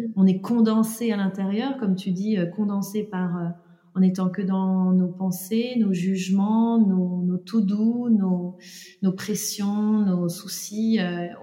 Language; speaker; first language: French; native; French